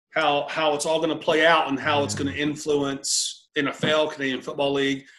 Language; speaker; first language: English; native; English